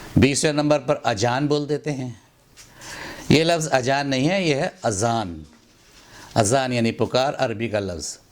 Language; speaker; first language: Urdu; native; Urdu